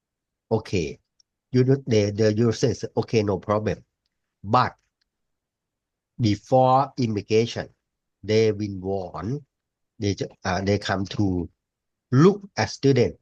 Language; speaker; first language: English; non-native, learner; Thai